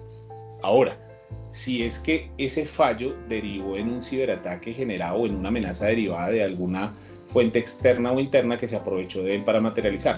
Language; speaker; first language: Spanish; native; Spanish